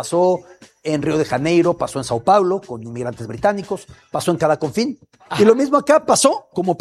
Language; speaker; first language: Spanish; native; Spanish